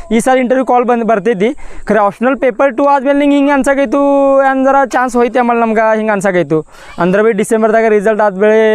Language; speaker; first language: Kannada; non-native, local second language; Marathi